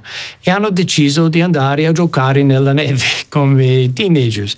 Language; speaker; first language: Italian; non-native, fluent; English